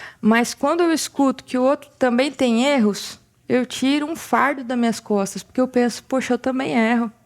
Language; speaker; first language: Portuguese; native; Portuguese